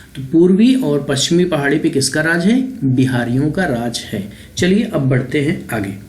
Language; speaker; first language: Hindi; native; Hindi